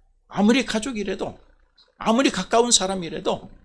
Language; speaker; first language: Korean; native; Korean